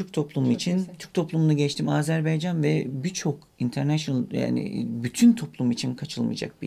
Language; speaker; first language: Turkish; native; Turkish